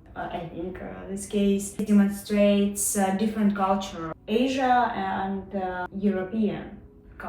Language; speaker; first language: English; non-native, learner; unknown